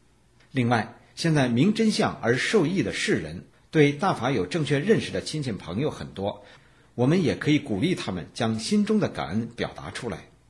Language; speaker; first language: Chinese; native; Chinese